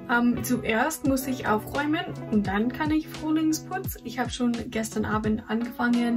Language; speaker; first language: German; non-native, fluent; English